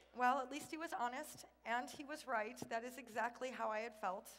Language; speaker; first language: English; native; English